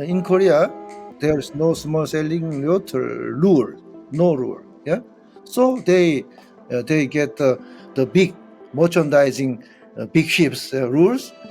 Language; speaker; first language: English; non-native, learner; Korean